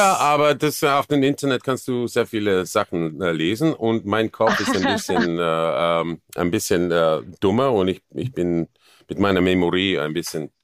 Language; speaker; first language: German; non-native, fluent; Croatian